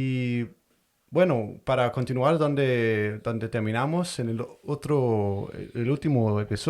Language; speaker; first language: Spanish; non-native, fluent; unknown